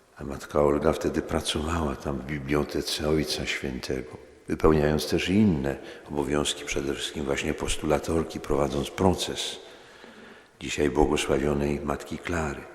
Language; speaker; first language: Polish; native; Polish